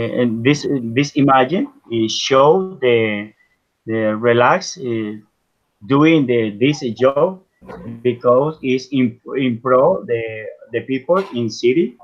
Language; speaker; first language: English; non-native, learner; Spanish